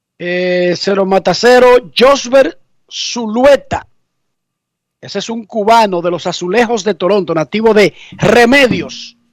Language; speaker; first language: Spanish; native; Spanish